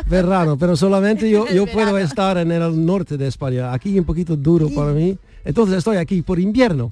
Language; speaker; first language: Spanish; non-native, learner; Dutch